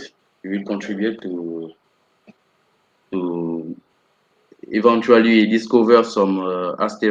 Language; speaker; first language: English; non-native, learner; French